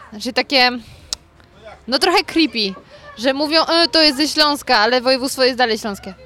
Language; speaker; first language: Polish; native; Polish